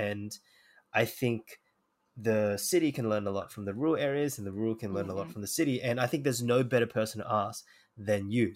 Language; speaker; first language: English; native; English